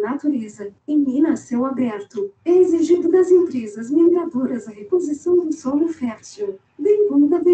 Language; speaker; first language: Portuguese; native; Portuguese